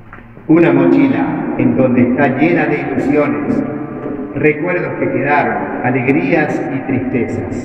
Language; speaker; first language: Spanish; native; Spanish